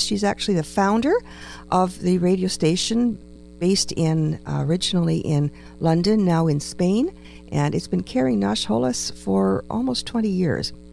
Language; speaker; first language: English; early bilingual, other home language; Ukrainian